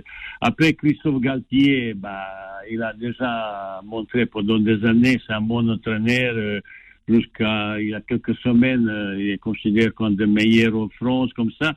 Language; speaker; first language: French; non-native, fluent; Bosnian